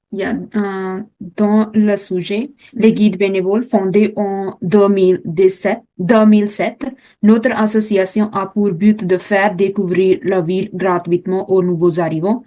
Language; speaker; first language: French; non-native, learner; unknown